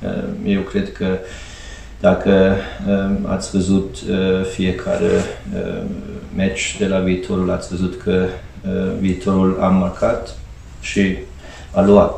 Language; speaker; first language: Romanian; non-native, fluent; Hungarian